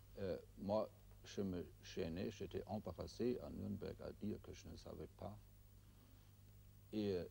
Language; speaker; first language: French; non-native, fluent; German